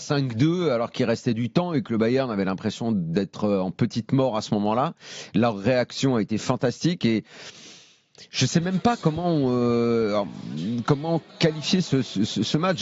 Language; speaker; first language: French; native; French